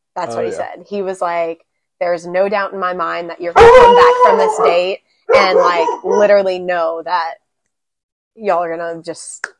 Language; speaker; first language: English; native; English